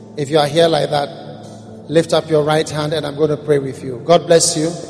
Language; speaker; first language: English; non-native, local second language; Akan